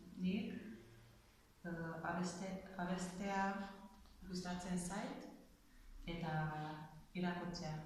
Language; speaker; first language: Basque; non-native, learner; Romanian